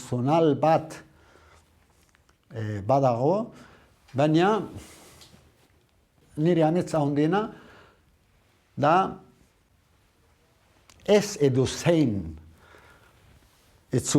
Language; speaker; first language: Basque; non-native, learner; Arabic